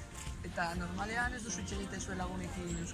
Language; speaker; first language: Basque; non-native, local second language; Spanish